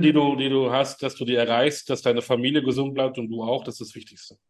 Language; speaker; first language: German; native; German